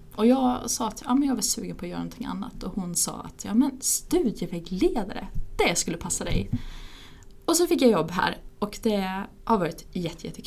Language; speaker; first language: Swedish; native; Swedish